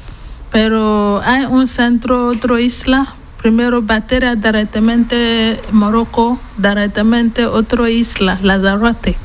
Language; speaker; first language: Spanish; non-native, learner; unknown